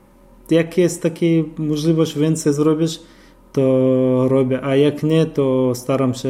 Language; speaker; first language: Polish; non-native, fluent; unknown